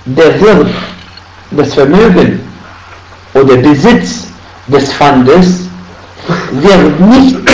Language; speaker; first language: German; non-native, fluent; Arabic